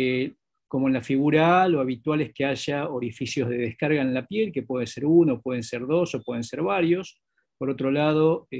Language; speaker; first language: Spanish; native; Spanish